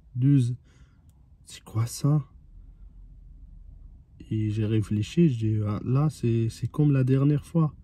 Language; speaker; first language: French; non-native, fluent; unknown